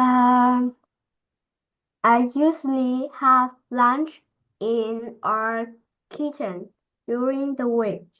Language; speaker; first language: English; non-native, learner; Vietnamese